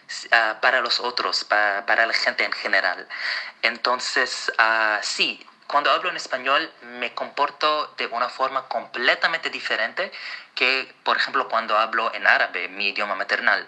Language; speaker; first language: Spanish; non-native, fluent; Arabic